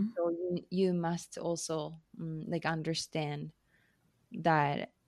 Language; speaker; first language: English; non-native, fluent; Japanese